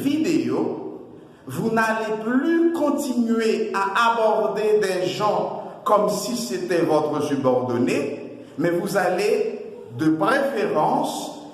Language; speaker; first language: French; non-native, local second language; Haitian Creole